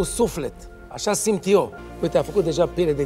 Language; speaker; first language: Romanian; non-native, fluent; Hebrew